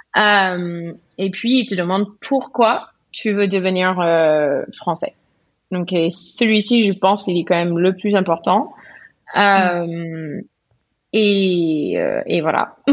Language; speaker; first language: French; non-native, fluent; English